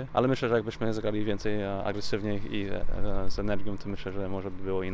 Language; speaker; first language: Polish; early bilingual, heritage; English